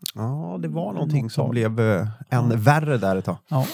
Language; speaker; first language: Swedish; native; Swedish